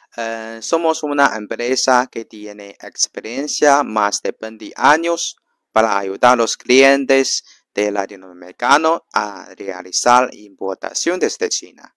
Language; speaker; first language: Spanish; non-native, learner; Chinese